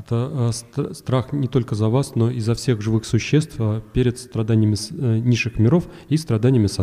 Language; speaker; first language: Russian; native; Russian